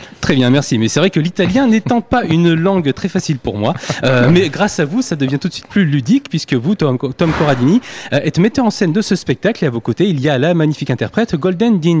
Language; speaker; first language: French; native; French